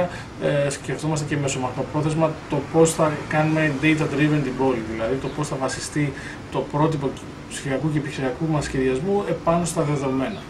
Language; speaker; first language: Greek; native; Greek